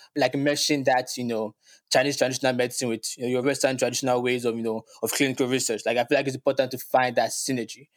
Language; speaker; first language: English; non-native, local second language; Yoruba